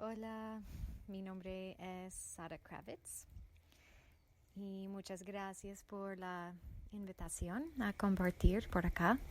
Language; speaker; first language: Spanish; non-native, fluent; English